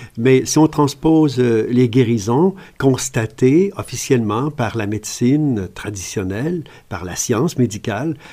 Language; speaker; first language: French; native; French